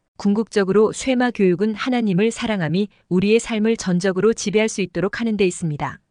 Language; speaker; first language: Korean; native; Korean